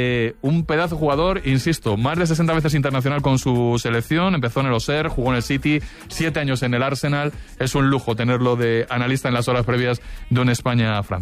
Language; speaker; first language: Spanish; native; Spanish